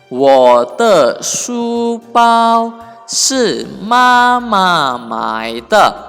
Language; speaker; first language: Chinese; non-native, fluent; Indonesian